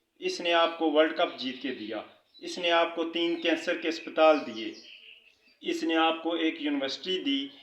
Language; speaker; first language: Urdu; non-native, local second language; Punjabi